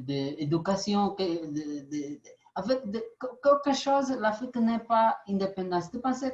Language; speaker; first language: French; non-native, learner; Portuguese